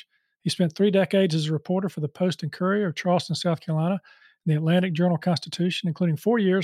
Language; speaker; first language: English; native; English